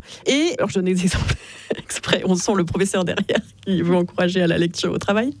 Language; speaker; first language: French; native; French